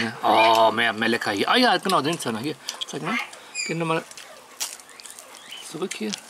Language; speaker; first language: German; native; German